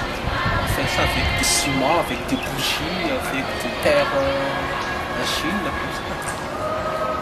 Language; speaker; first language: French; non-native, local second language; Malagasy